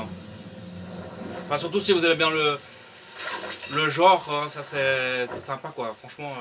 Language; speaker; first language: French; native; French